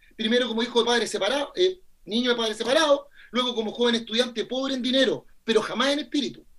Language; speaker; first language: Spanish; native; Spanish